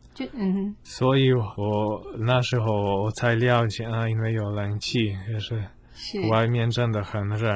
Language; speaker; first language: Chinese; non-native, fluent; Polish